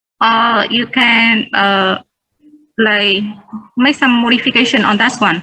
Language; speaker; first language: English; non-native, learner; Vietnamese